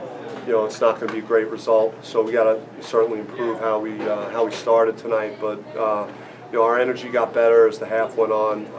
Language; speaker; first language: English; native; English